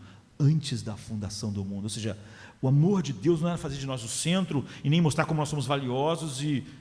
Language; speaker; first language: Portuguese; native; Portuguese